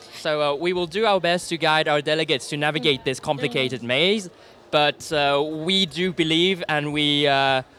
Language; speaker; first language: English; non-native, fluent; Thai